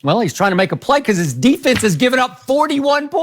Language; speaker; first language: English; native; English